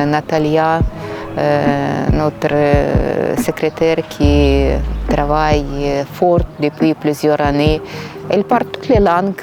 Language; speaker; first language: French; non-native, fluent; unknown